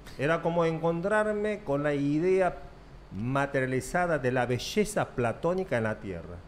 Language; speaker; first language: Spanish; early bilingual, other home language; Korean